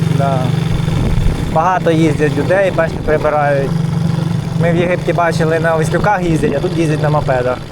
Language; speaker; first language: Ukrainian; native; Ukrainian